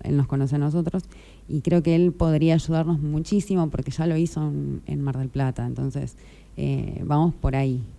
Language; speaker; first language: Spanish; native; Spanish